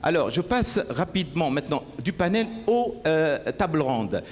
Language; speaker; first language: French; non-native, local second language; Arabic